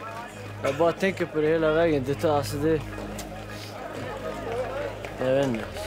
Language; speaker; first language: Swedish; non-native, local second language; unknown